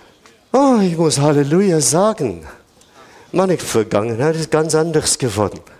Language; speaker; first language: German; non-native, fluent; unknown